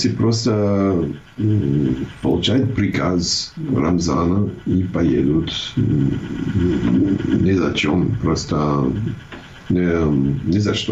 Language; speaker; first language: Russian; non-native, fluent; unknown